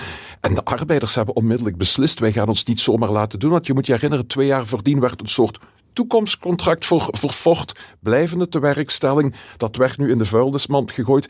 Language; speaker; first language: Dutch; native; Dutch